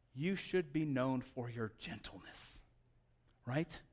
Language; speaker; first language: English; native; English